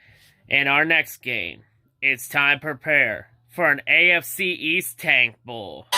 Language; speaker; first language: English; native; English